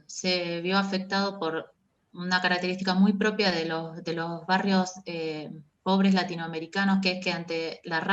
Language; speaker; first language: Spanish; native; Spanish